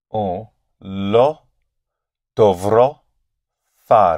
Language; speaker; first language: Italian; non-native, learner; English